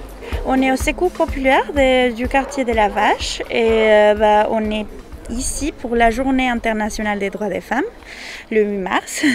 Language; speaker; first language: French; non-native, fluent; Spanish